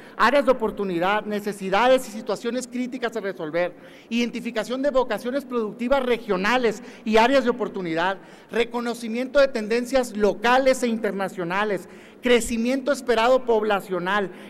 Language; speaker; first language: Spanish; native; Spanish